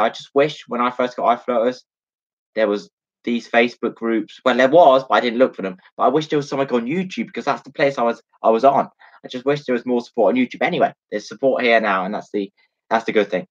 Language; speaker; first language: English; native; English